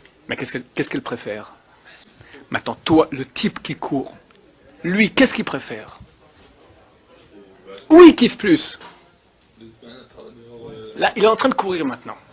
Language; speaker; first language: French; native; French